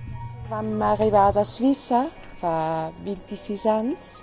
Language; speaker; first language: Catalan; non-native, fluent; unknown